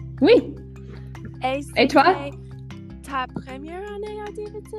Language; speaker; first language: French; non-native, learner; English